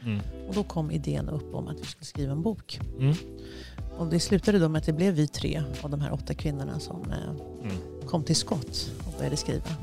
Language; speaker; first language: Swedish; native; Swedish